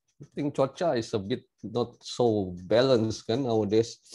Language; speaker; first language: English; non-native, local second language; Malay